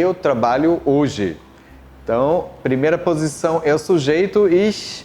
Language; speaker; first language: Portuguese; non-native, fluent; German